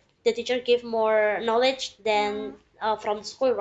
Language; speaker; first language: English; non-native, learner; Indonesian